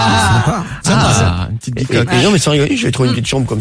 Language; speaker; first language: French; native; French